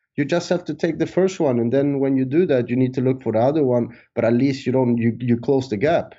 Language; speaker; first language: English; early bilingual, other home language; Spanish